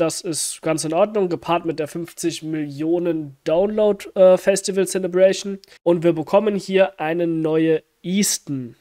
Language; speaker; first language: German; native; German